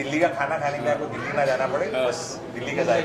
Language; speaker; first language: Hindi; native; Hindi